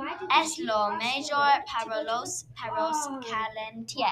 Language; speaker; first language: Spanish; non-native, learner; English